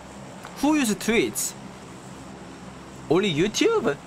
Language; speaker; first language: English; non-native, learner; Korean